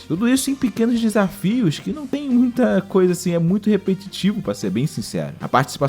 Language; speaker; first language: Portuguese; native; Portuguese